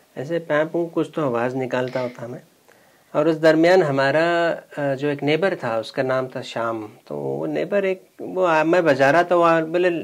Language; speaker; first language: Hindi; non-native, local second language; Marathi